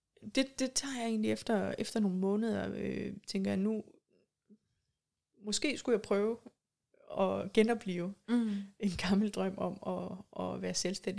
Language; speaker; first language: Danish; native; Danish